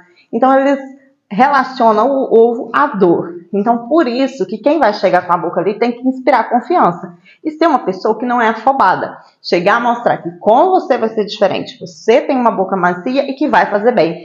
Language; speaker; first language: Portuguese; native; Portuguese